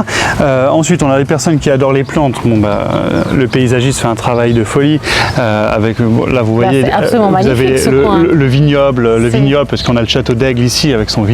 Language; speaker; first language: French; native; French